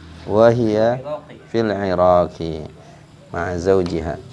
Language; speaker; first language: Arabic; non-native, fluent; Indonesian